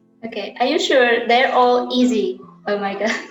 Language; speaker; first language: English; non-native, learner; Indonesian